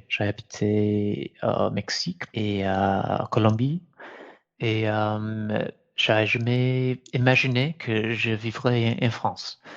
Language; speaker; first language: French; non-native, fluent; English